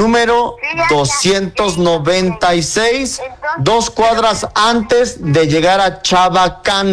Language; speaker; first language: Spanish; native; Spanish